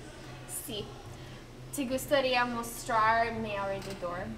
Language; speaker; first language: Spanish; non-native, learner; English